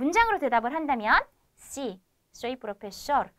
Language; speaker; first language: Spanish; non-native, fluent; Korean